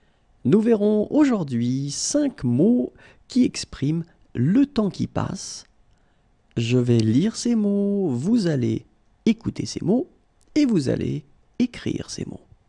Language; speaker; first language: French; native; French